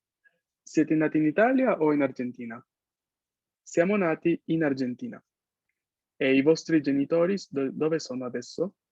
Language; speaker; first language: Italian; non-native, fluent; Spanish